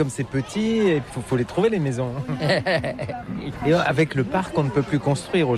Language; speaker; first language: French; native; French